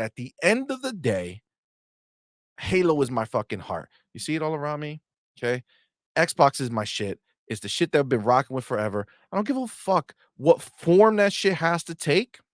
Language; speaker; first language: English; native; English